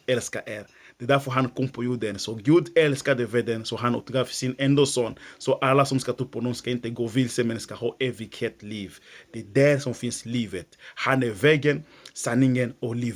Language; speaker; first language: Swedish; non-native, fluent; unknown